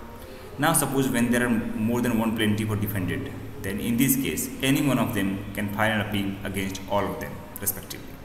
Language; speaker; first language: English; non-native, local second language; Hindi